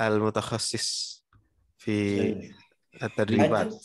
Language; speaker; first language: Arabic; non-native, fluent; Indonesian